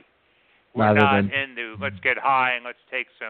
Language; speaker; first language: English; native; English